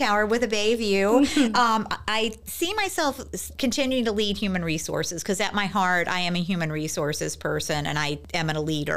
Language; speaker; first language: English; native; English